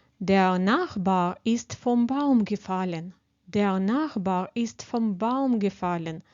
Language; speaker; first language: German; non-native, fluent; Ukrainian